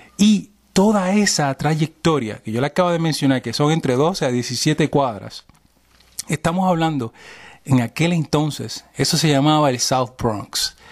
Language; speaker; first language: Spanish; early bilingual, heritage; Spanish